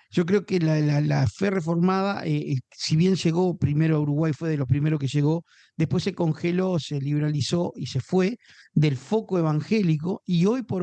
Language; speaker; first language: Spanish; native; Spanish